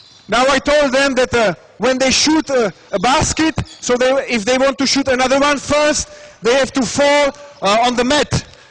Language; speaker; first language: English; non-native, fluent; Czech